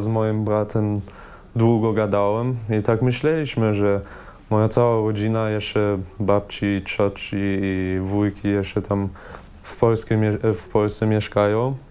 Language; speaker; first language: Polish; early bilingual, heritage; Polish